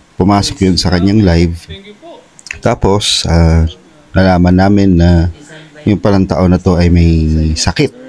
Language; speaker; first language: Filipino; native; Filipino